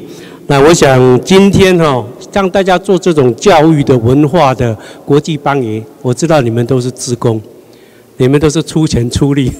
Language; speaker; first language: Chinese; native; Chinese